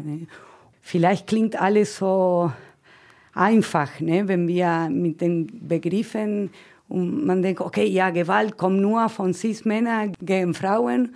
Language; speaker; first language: German; non-native, fluent; Spanish